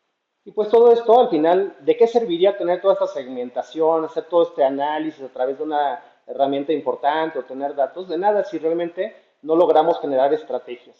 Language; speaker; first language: Spanish; native; Spanish